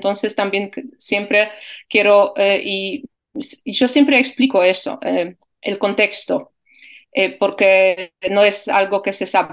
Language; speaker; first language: Spanish; non-native, fluent; Polish